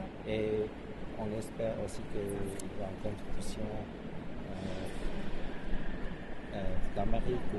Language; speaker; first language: French; non-native, fluent; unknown